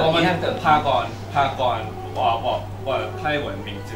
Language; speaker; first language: Chinese; non-native, learner; Thai